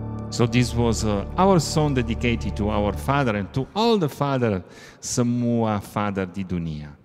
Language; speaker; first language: English; non-native, fluent; Italian